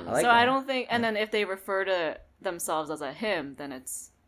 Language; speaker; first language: English; native; English